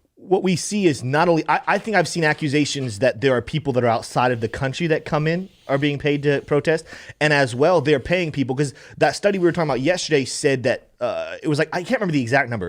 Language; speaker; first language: English; native; English